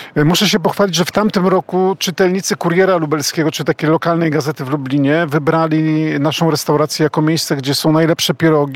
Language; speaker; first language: Polish; native; Polish